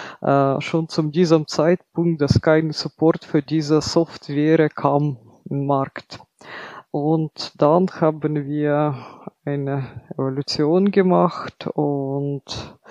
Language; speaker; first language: German; non-native, fluent; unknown